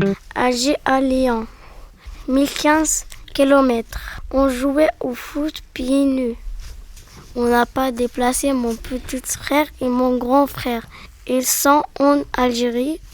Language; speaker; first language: French; non-native, learner; Arabic